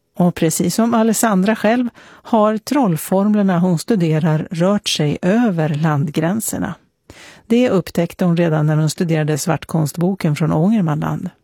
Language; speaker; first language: Swedish; native; Swedish